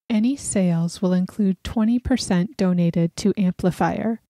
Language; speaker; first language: English; native; English